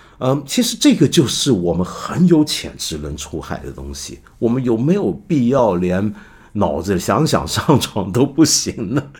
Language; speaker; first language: Chinese; non-native, local second language; Cantonese